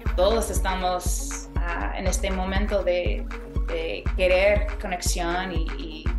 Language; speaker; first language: Spanish; non-native, fluent; English